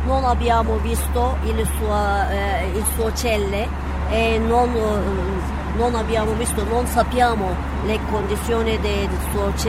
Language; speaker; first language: Italian; non-native, fluent; Turkish